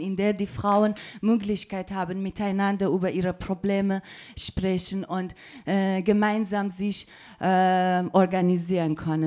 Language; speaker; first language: German; non-native, fluent; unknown